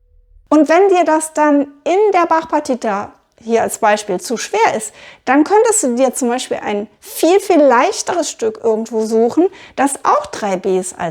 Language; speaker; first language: German; native; German